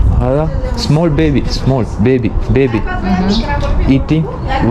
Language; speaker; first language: English; non-native, learner; Malayalam